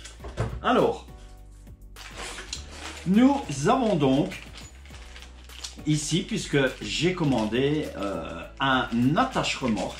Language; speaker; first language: French; native; French